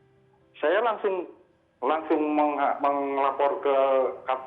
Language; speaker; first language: Indonesian; native; Indonesian